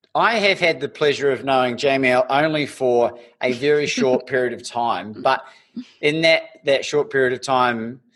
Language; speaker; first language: English; native; English